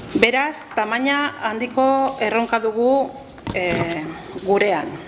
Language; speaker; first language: Basque; native; Basque